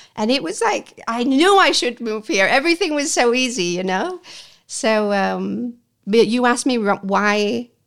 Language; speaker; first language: English; non-native, fluent; Spanish